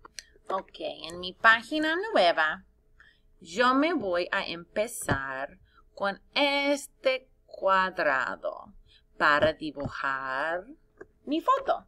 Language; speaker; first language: Spanish; non-native, fluent; English